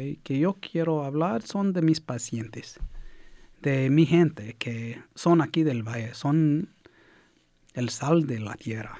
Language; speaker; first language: Spanish; early bilingual, heritage; English